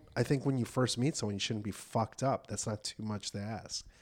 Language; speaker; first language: English; native; English